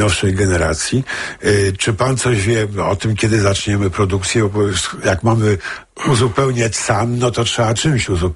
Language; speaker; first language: Polish; native; Polish